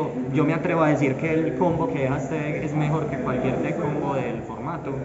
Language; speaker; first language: Spanish; native; Spanish